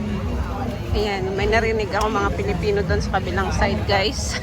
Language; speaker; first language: Filipino; native; Filipino